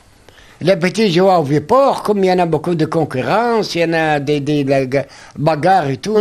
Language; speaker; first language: French; non-native, learner; Arabic